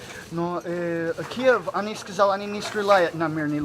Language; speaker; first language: Russian; non-native, learner; English